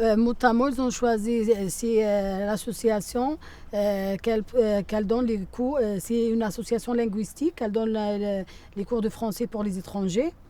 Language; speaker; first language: French; non-native, local second language; Arabic